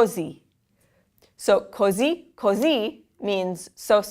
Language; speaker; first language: Italian; non-native, fluent; English